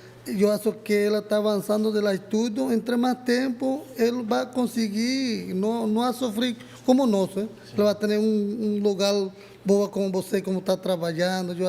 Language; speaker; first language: Portuguese; non-native, learner; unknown